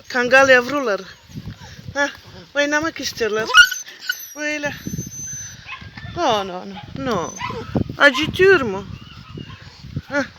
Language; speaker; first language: Turkish; non-native, learner; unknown